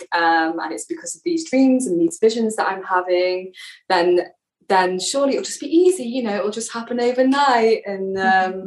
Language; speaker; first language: English; native; English